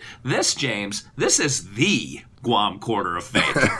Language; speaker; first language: English; native; English